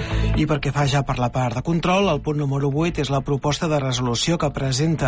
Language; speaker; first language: Catalan; native; Catalan